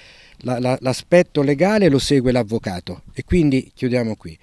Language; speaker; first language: Italian; native; Italian